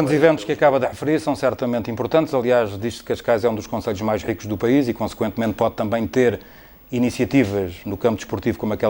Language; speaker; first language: Portuguese; native; Portuguese